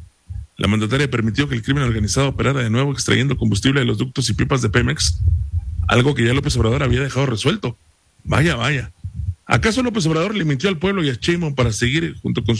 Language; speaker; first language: Spanish; native; Spanish